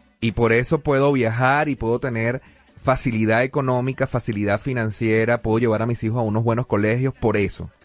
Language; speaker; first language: Spanish; native; Spanish